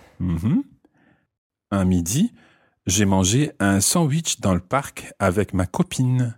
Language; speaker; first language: French; non-native, fluent; English